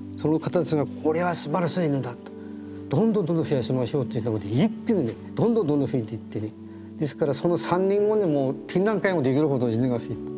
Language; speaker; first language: Japanese; native; Japanese